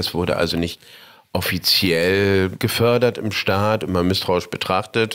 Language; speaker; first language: German; native; German